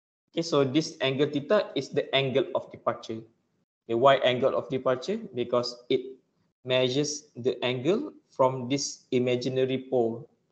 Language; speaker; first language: English; non-native, local second language; Malay